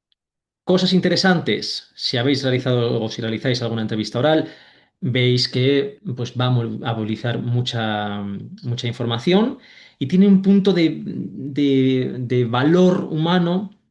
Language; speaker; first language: Spanish; native; Spanish